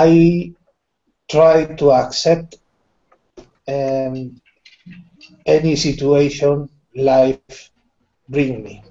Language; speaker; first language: English; non-native, learner; Spanish